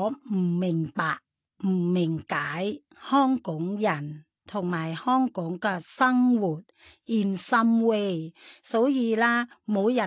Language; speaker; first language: Cantonese; non-native, fluent; Thai